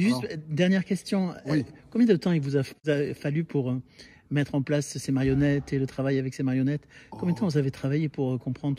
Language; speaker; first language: French; native; French